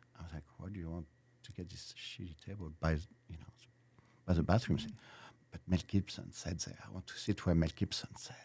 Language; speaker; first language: English; non-native, fluent; French